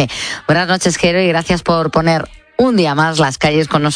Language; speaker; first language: Spanish; native; Spanish